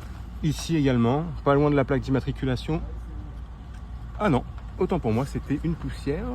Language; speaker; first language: French; native; French